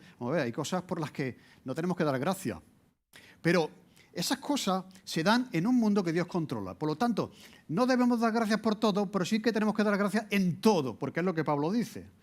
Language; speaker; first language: Spanish; native; Spanish